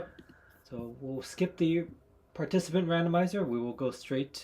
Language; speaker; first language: English; native; English